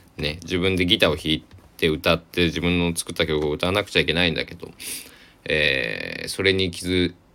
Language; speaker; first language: Japanese; native; Japanese